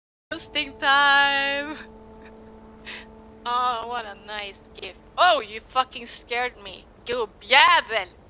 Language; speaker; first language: English; non-native, fluent; Swedish